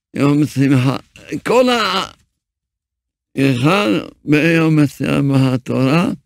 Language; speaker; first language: Hebrew; early bilingual, other home language; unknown